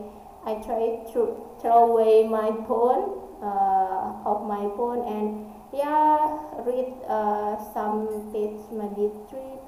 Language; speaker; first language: English; non-native, learner; Indonesian